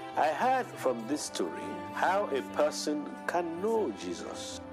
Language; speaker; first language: English; non-native, fluent; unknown